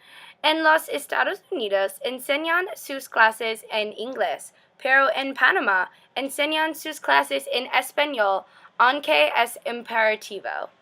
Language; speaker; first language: Spanish; non-native, learner; English